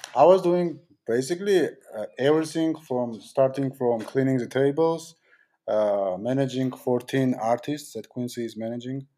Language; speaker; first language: English; non-native, fluent; Georgian